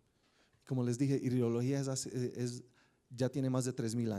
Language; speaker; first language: Spanish; native; Spanish